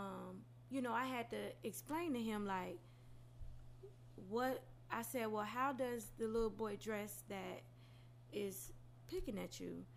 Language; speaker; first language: English; native; English